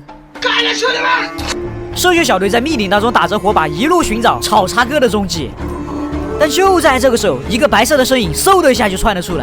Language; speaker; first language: Chinese; native; Chinese